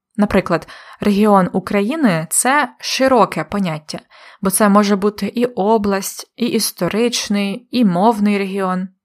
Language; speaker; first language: Ukrainian; native; Ukrainian